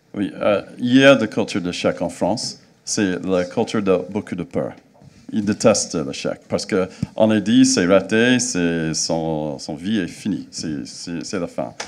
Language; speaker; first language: French; non-native, fluent; English